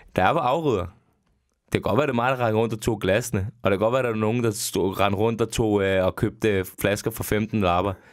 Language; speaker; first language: Danish; early bilingual, other home language; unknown